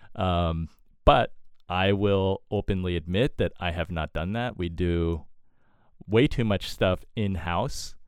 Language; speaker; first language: English; native; English